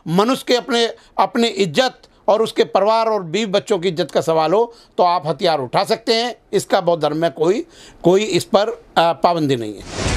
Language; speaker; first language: Hindi; native; Hindi